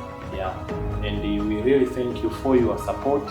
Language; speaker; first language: English; non-native, local second language; Swahili